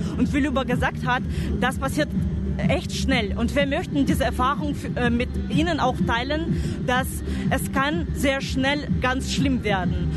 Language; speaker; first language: German; non-native, fluent; Russian